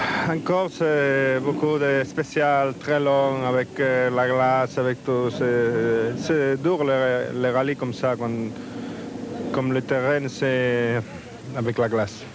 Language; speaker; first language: French; non-native, fluent; Spanish